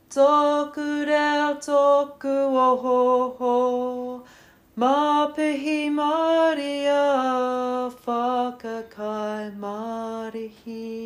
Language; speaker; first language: Māori; non-native, local second language; English